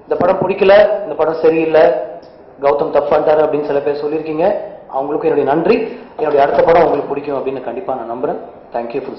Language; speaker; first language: Tamil; native; Tamil